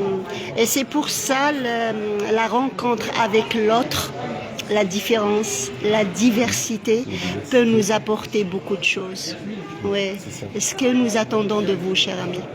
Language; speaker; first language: French; non-native, local second language; Arabic